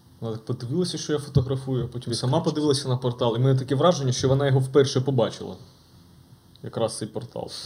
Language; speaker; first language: Ukrainian; native; Ukrainian